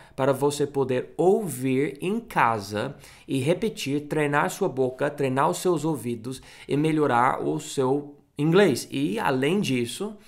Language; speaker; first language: Portuguese; non-native, fluent; English